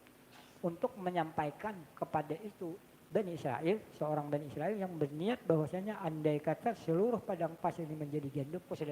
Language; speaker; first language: Indonesian; non-native, local second language; Banjar